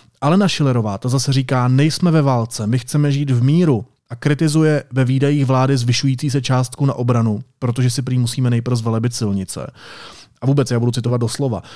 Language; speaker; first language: Czech; native; Czech